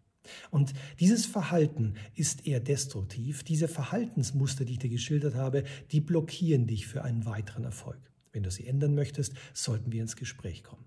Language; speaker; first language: German; native; German